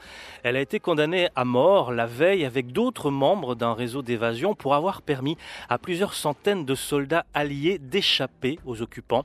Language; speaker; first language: French; native; French